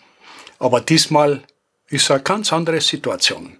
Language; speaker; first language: German; non-native, fluent; Greek